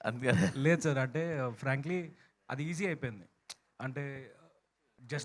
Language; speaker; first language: Telugu; native; Telugu